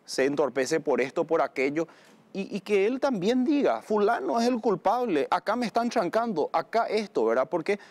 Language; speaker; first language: Spanish; native; Spanish